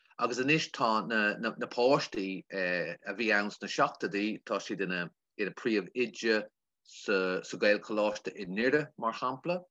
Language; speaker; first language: Irish; non-native, local second language; English